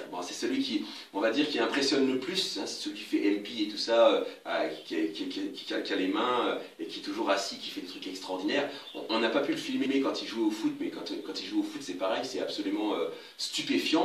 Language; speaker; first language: French; native; French